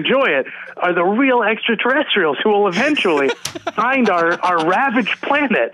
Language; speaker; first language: English; native; English